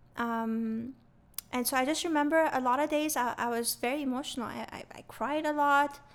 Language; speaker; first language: English; early bilingual, other home language; Persian